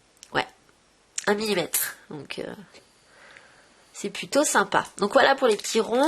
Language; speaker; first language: French; native; French